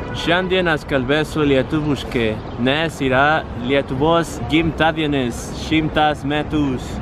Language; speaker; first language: Lithuanian; non-native, learner; Spanish